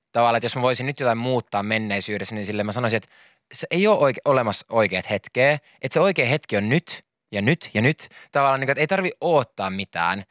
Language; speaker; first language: Finnish; native; Finnish